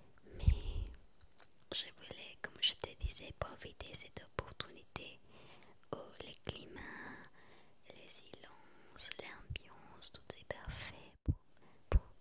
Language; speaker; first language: French; non-native, learner; Spanish